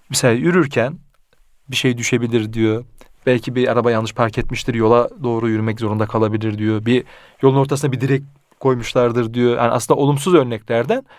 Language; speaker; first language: Turkish; early bilingual, heritage; Turkish